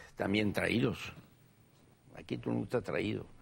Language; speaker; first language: Spanish; non-native, fluent; French